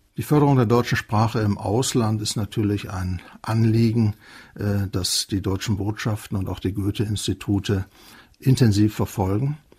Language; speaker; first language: German; native; German